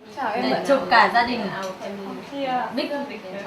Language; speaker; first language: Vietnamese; native; Vietnamese